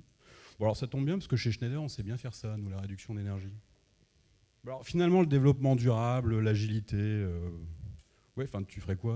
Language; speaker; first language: French; native; French